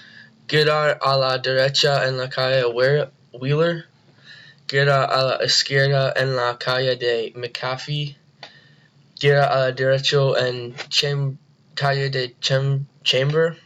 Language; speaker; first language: Spanish; non-native, learner; English